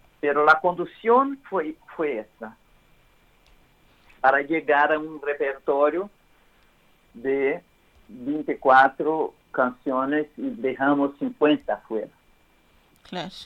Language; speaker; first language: Spanish; non-native, learner; Portuguese